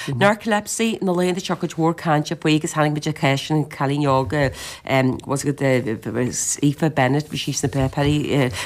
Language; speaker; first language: Irish; native; Irish